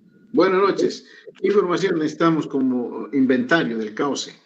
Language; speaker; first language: Spanish; native; Spanish